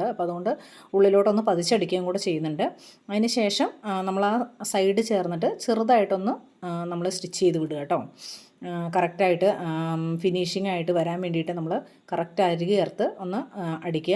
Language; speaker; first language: Malayalam; native; Malayalam